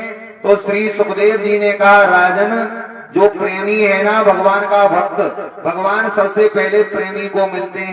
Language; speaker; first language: Hindi; native; Hindi